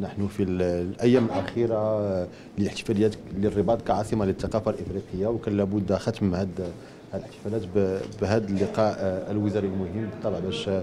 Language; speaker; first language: Arabic; native; Arabic